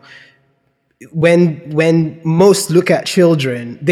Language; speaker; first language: English; non-native, local second language; Yoruba